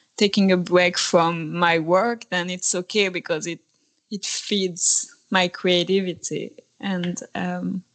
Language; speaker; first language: English; non-native, fluent; French